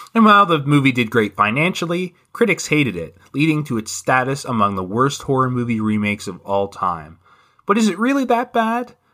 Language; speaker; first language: English; native; English